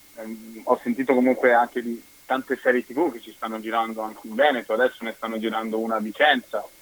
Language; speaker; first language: Italian; native; Italian